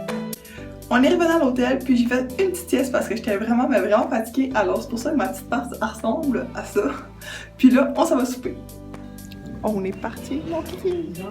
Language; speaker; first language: French; native; French